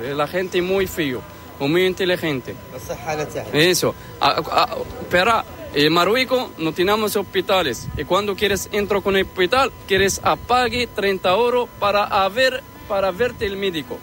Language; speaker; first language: Spanish; non-native, learner; Arabic